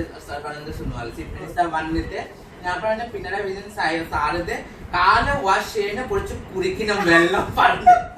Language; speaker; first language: Malayalam; non-native, learner; Assamese